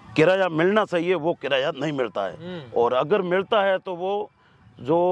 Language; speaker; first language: Hindi; native; Hindi